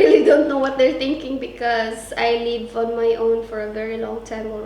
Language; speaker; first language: English; non-native, local second language; Cebuano